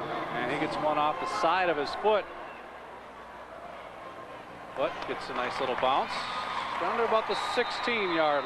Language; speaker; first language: English; native; English